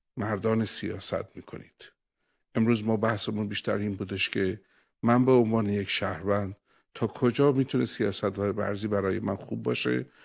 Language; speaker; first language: Persian; native; Persian